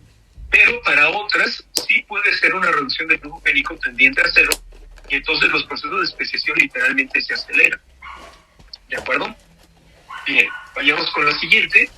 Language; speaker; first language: Spanish; native; Spanish